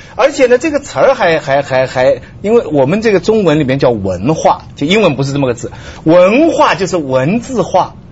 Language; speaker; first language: Chinese; native; Chinese